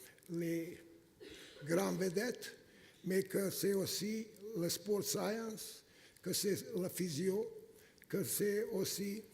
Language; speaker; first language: French; non-native, fluent; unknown